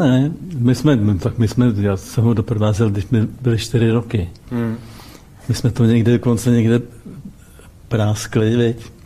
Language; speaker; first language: Czech; native; Czech